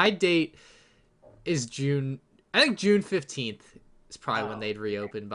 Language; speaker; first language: English; native; English